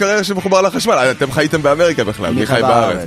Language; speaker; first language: Hebrew; native; Hebrew